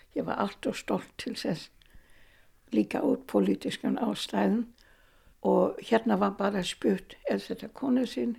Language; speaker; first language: Icelandic; non-native, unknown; German